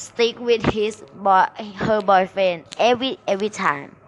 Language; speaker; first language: English; non-native, learner; Thai